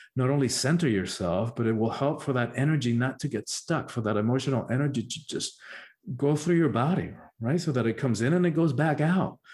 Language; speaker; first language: English; early bilingual, other home language; Spanish